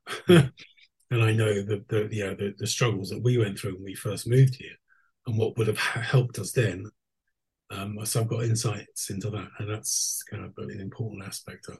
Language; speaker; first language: English; native; English